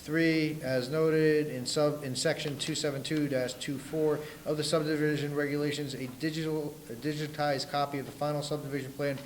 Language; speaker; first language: English; native; English